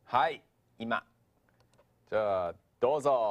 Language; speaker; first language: Japanese; non-native, fluent; English